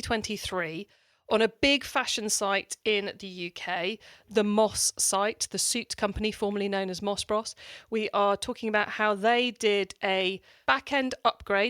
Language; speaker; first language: English; native; English